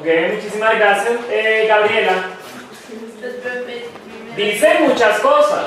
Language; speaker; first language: Spanish; native; Spanish